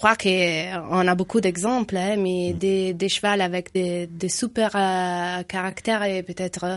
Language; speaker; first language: French; non-native, fluent; Italian